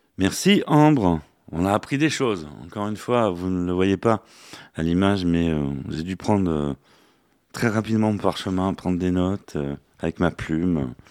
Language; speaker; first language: French; native; French